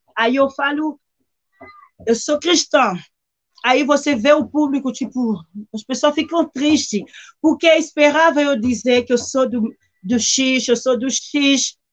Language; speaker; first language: Portuguese; non-native, fluent; Lingala